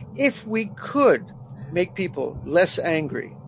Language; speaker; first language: English; native; English